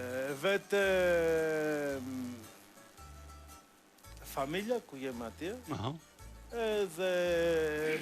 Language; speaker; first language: Albanian; non-native, learner; Greek